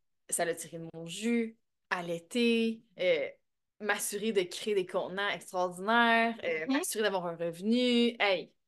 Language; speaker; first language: French; native; French